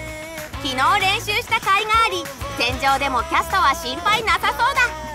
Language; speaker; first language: Japanese; native; Japanese